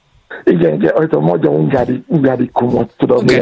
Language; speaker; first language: Hungarian; non-native, fluent; Yoruba